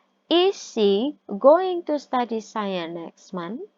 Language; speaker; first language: English; non-native, fluent; Indonesian